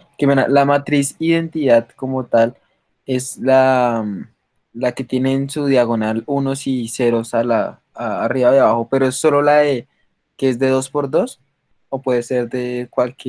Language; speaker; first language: Spanish; native; Spanish